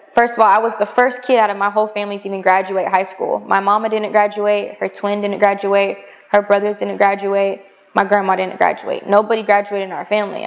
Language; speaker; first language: English; native; English